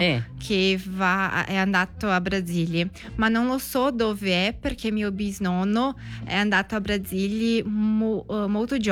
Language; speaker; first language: Italian; non-native, learner; Portuguese